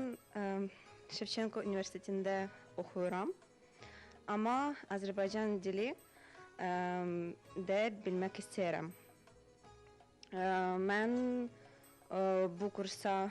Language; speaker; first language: Azerbaijani; non-native, learner; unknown